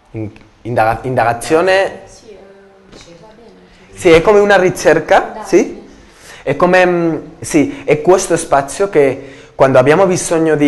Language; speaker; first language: Italian; non-native, learner; Spanish